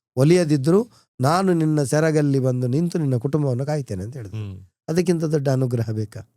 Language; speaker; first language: Kannada; non-native, local second language; Tulu